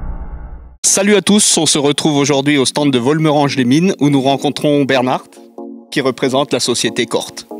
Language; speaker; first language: French; native; French